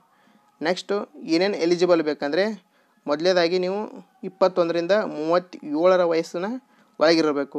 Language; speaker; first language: Kannada; native; Kannada